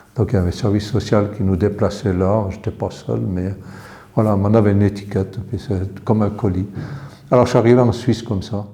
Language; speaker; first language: French; early bilingual, other home language; English